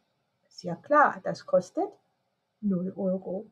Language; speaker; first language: German; non-native, fluent; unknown